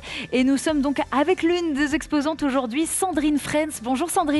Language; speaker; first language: French; native; French